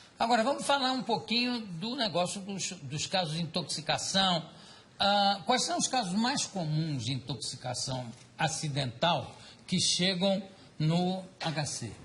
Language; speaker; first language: Portuguese; native; Portuguese